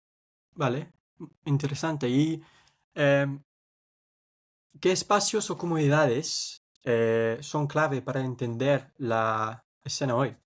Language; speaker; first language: Spanish; non-native, fluent; English